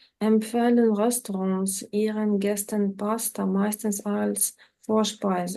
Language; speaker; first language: German; non-native, fluent; Ukrainian